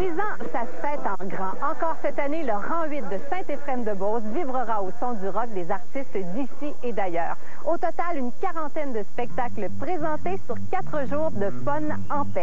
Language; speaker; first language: French; native; French